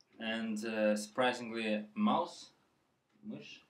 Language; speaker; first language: English; non-native, fluent; Russian